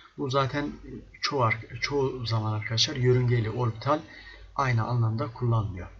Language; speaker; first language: Turkish; native; Turkish